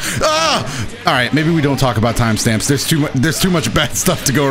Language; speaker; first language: English; native; English